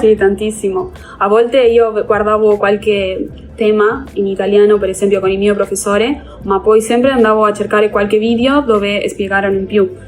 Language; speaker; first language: Italian; non-native, fluent; Spanish